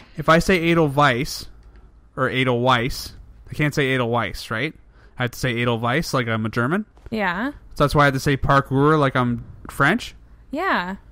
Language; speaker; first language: English; native; English